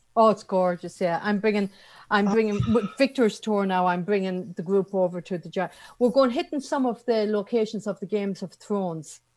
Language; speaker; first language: English; native; English